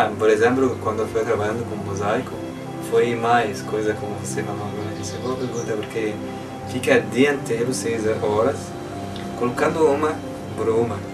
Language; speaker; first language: Portuguese; non-native, learner; Arabic